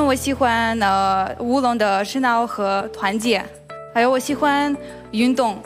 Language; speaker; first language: Chinese; non-native, learner; Russian